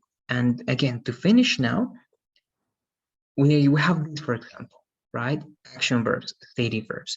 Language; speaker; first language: English; non-native, fluent; Spanish